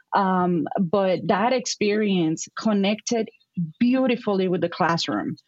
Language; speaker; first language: English; non-native, fluent; Spanish